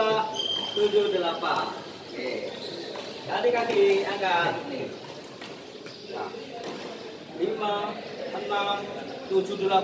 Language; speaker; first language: Indonesian; native; Indonesian